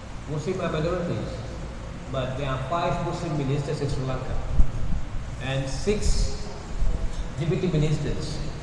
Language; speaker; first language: English; non-native, fluent; Malay